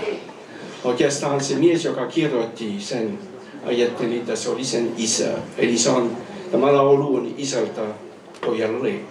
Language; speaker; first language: Finnish; non-native, fluent; French